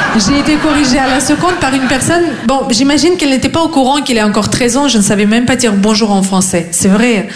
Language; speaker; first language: French; non-native, fluent; Russian